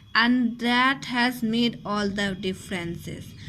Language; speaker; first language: English; non-native, local second language; Hindi